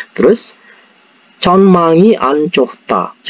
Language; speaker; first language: Korean; non-native, fluent; Indonesian